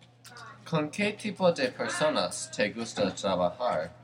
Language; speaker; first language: Spanish; non-native, learner; English